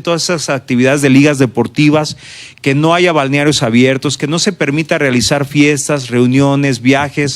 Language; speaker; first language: Spanish; native; Spanish